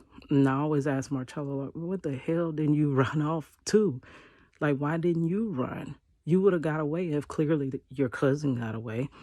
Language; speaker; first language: English; native; English